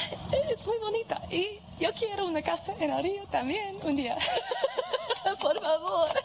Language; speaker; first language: Spanish; non-native, learner; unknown